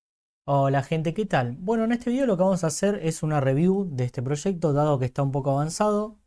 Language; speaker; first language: Spanish; native; Spanish